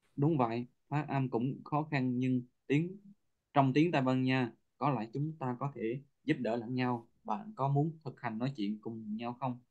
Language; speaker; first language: Vietnamese; native; Vietnamese